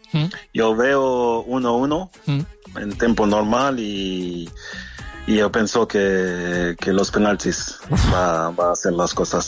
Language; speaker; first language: Spanish; non-native, fluent; French